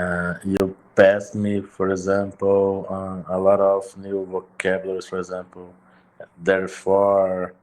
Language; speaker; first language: English; non-native, learner; Portuguese